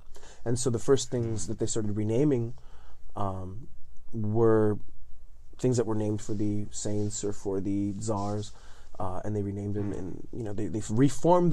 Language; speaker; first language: English; non-native, fluent; Italian